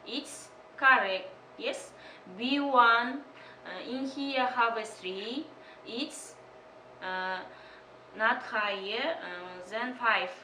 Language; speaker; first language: English; non-native, learner; Kazakh